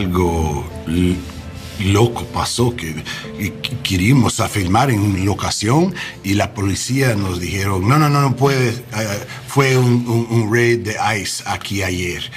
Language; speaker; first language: Spanish; non-native, learner; English